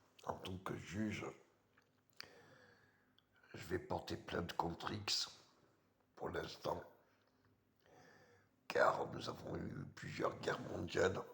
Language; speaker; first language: French; native; French